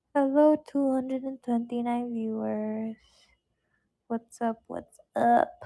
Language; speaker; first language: English; non-native, local second language; Filipino